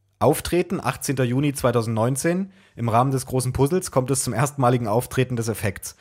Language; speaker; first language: German; native; German